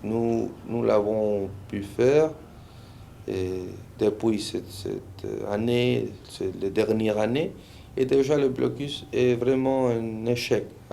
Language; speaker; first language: French; non-native, fluent; Spanish